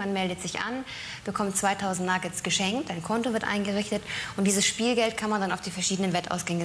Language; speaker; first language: German; native; German